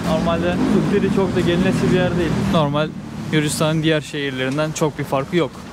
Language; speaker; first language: Turkish; native; Turkish